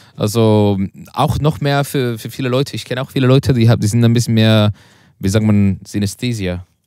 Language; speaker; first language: German; non-native, learner; Spanish